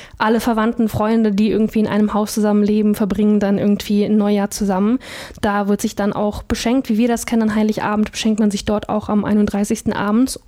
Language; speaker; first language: German; early bilingual, other home language; Russian